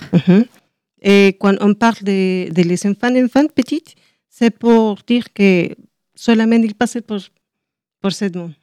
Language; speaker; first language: French; non-native, learner; Spanish